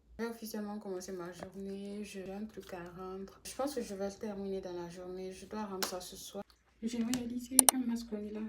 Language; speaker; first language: French; non-native, local second language; Fula